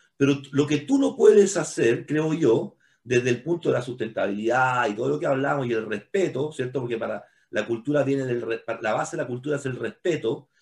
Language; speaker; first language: Spanish; native; Spanish